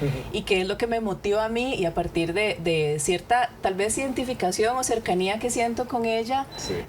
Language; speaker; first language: Spanish; native; Spanish